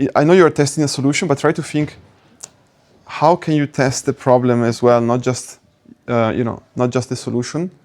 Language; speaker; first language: English; non-native, fluent; Italian